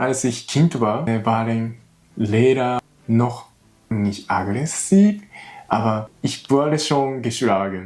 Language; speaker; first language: German; non-native, learner; Japanese